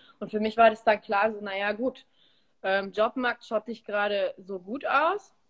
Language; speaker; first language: German; early bilingual, other home language; Polish